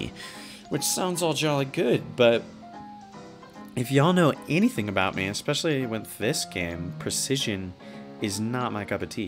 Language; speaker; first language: English; native; English